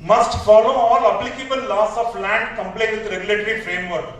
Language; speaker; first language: English; non-native, local second language; Tamil